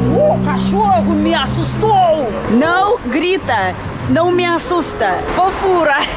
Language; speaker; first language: Portuguese; non-native, learner; Russian